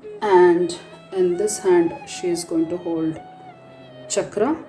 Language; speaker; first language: English; non-native, local second language; Kannada